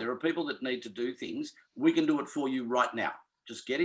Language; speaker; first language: English; native; English